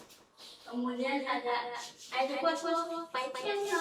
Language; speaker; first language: Indonesian; native; Indonesian